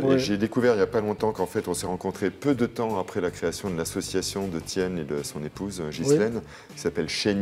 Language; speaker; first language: French; native; French